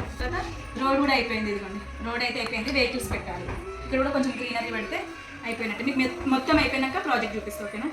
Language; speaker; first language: Telugu; native; Telugu